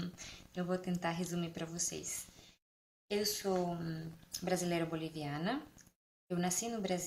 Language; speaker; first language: Portuguese; non-native, fluent; Spanish